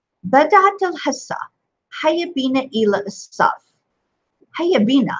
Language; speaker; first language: Arabic; non-native, fluent; English